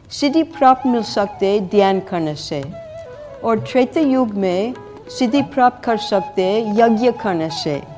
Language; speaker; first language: Hindi; non-native, fluent; English